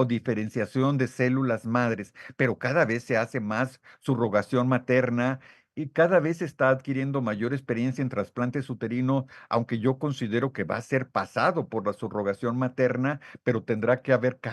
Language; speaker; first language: Spanish; native; Spanish